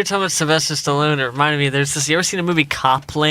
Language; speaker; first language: English; native; English